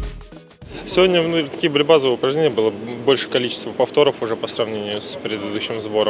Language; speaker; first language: Russian; native; Russian